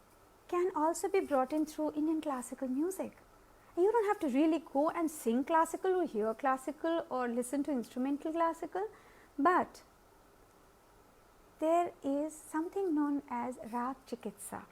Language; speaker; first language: English; non-native, local second language; Hindi